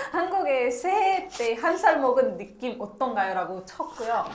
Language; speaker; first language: Korean; non-native, fluent; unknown